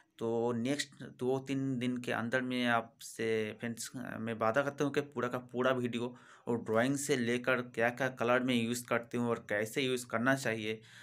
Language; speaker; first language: Hindi; non-native, local second language; Bangla